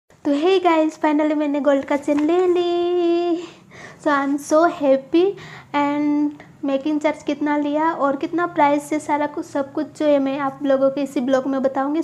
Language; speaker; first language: Hindi; non-native, local second language; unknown